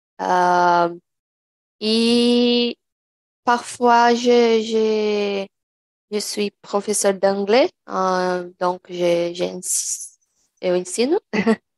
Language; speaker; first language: French; non-native, learner; Portuguese